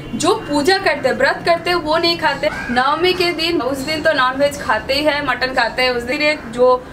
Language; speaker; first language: Hindi; non-native, local second language; Bangla